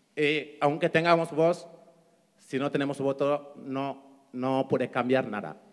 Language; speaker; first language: Spanish; non-native, fluent; Wolof